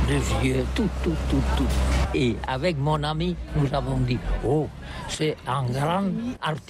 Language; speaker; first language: French; non-native, learner; Catalan